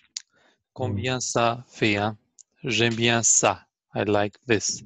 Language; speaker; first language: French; non-native, fluent; Arabic